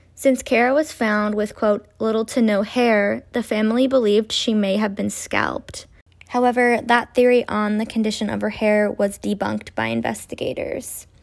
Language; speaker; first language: English; native; English